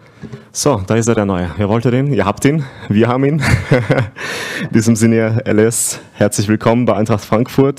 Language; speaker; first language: German; native; German